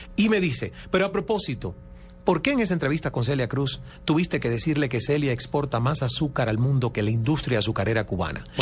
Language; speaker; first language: Spanish; native; Spanish